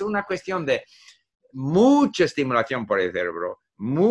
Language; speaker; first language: Spanish; non-native, fluent; English